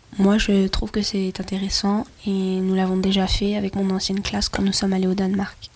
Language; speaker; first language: French; non-native, learner; Swedish